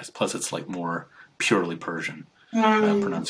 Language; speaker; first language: English; native; English